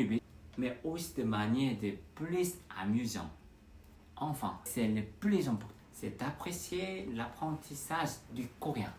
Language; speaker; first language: French; non-native, fluent; Korean